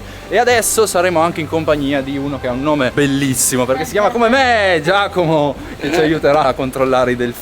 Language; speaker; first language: Italian; native; Italian